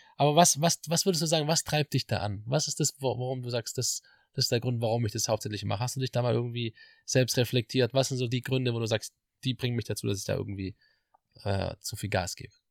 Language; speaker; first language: German; native; German